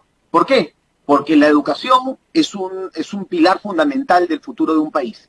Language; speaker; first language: Spanish; native; Spanish